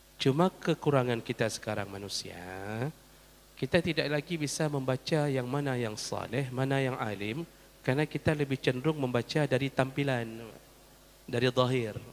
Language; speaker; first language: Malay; non-native, local second language; Achinese